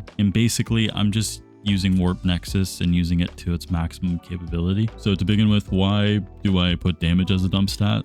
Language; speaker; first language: English; native; English